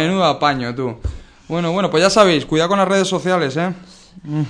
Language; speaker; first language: Spanish; native; Spanish